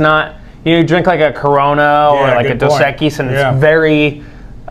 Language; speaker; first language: English; non-native, fluent; Spanish